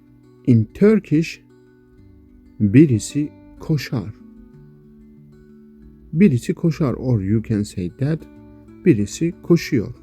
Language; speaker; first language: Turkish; non-native, local second language; Kurdish